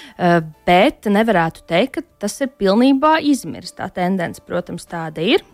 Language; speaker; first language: Latvian; native; Latvian